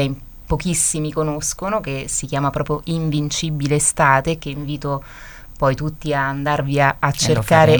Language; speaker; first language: Italian; native; Italian